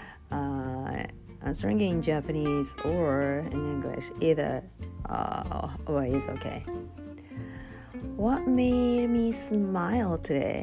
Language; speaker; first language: English; non-native, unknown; Japanese